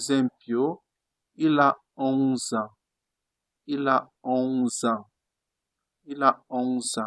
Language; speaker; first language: French; non-native, fluent; Italian